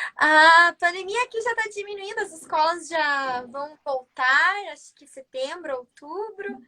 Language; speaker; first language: Portuguese; native; Portuguese